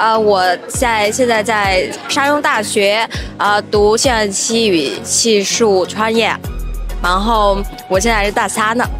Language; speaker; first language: Chinese; non-native, fluent; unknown